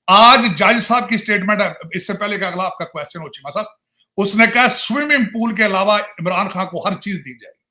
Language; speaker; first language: Urdu; non-native, local second language; Punjabi